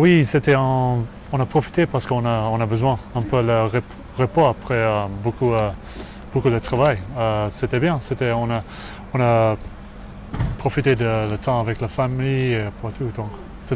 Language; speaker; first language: French; non-native, learner; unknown